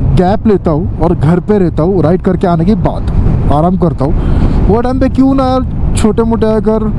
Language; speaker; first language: Hindi; non-native, local second language; Marathi